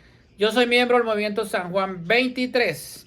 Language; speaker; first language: Spanish; native; Spanish